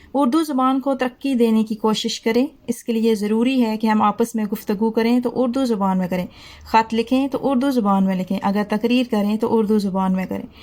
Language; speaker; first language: Urdu; non-native, local second language; Punjabi